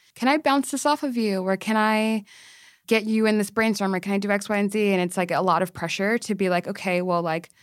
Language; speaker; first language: English; native; English